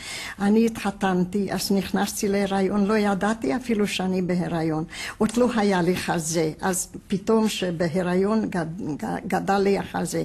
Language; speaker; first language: Hebrew; non-native, fluent; Hungarian